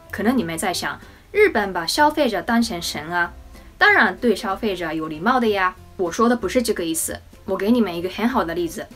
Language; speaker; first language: Chinese; non-native, fluent; Japanese